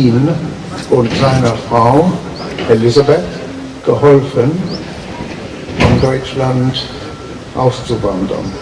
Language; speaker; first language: German; early bilingual, heritage; German